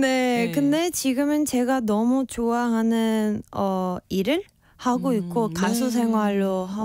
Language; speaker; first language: Korean; non-native, fluent; Spanish